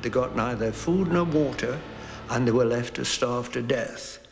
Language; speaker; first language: English; native; English